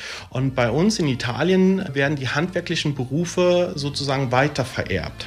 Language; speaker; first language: German; early bilingual, other home language; Italian